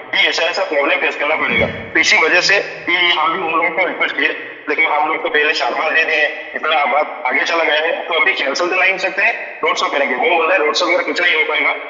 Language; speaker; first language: Hindi; non-native, local second language; Bangla